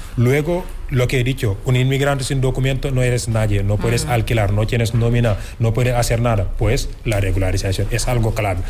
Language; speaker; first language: Spanish; non-native, fluent; Wolof